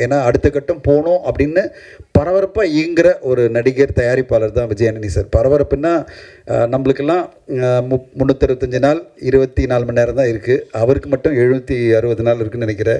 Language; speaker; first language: Tamil; native; Tamil